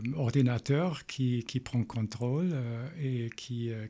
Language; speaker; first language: French; non-native, fluent; German